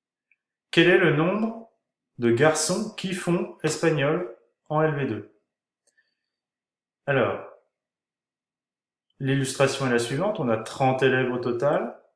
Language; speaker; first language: French; native; French